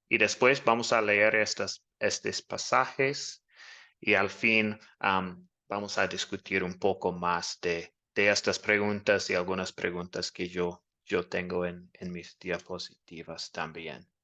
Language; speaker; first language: Spanish; non-native, fluent; English